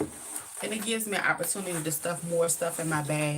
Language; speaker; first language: English; native; English